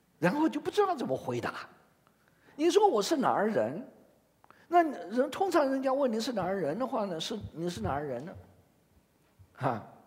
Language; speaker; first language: Chinese; native; Chinese